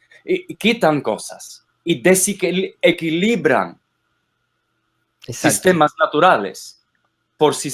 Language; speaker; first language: Spanish; non-native, fluent; English